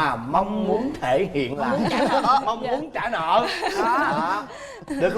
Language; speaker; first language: Vietnamese; native; Vietnamese